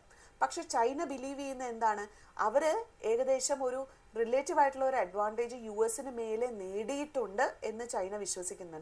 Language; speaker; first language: Malayalam; native; Malayalam